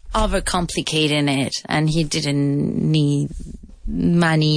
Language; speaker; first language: English; non-native, fluent; Spanish